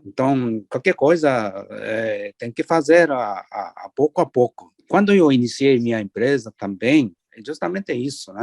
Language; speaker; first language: Portuguese; non-native, learner; Japanese